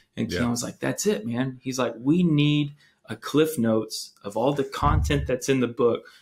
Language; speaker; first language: English; native; English